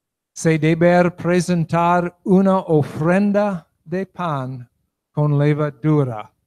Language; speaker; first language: Spanish; non-native, learner; English